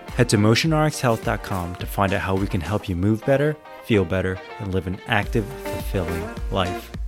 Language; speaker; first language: English; native; English